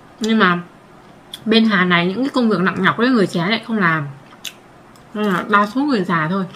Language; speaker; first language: Vietnamese; native; Vietnamese